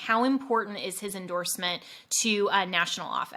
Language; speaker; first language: English; native; English